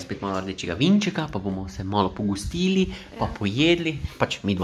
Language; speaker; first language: Slovenian; native; Slovenian